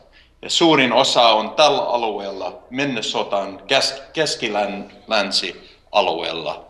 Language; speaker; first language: Finnish; early bilingual, heritage; Finnish